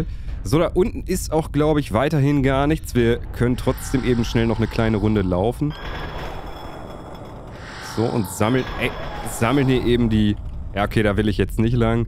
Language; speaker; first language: German; native; German